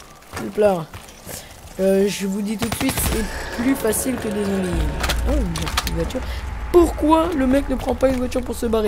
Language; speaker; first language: French; native; French